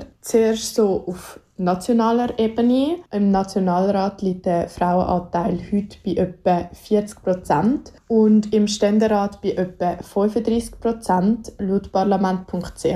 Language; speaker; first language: German; native; German